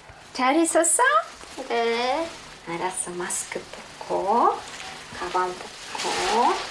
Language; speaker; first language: Korean; non-native, fluent; Russian